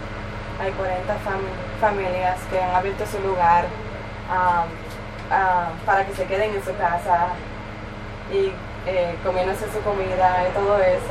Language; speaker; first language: Spanish; early bilingual, heritage; Spanish